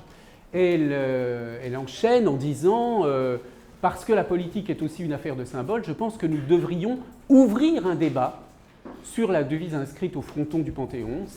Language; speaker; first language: French; native; French